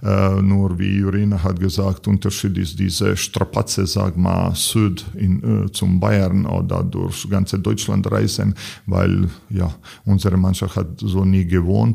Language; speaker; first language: German; non-native, learner; Serbian